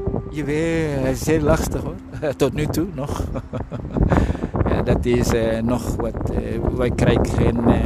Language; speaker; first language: Dutch; non-native, fluent; Indonesian